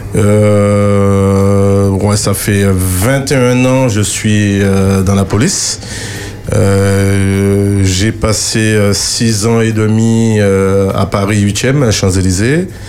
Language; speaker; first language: French; native; French